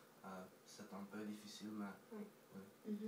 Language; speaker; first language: French; non-native, local second language; Dutch